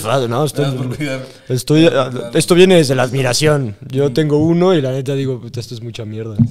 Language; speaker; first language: Spanish; native; Spanish